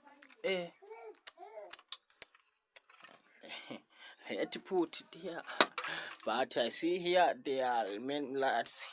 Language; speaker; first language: English; non-native, learner; Rundi